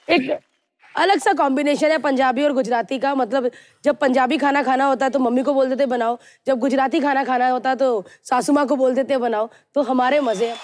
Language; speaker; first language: Hindi; native; Hindi